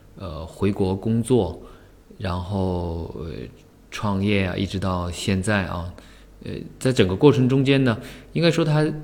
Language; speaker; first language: Chinese; native; Chinese